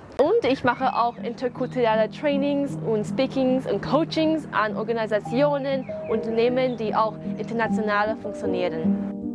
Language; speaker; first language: German; non-native, fluent; Chinese